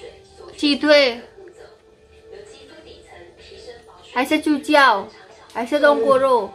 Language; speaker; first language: Chinese; non-native, learner; Indonesian